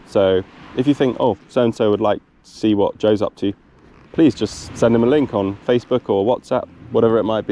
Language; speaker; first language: English; native; English